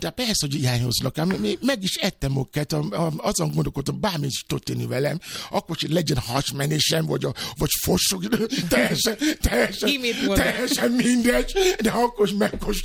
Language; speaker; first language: Hungarian; non-native, fluent; Yoruba